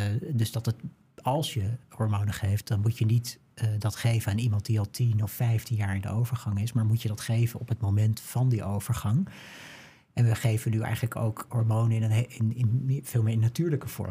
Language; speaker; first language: Dutch; native; Dutch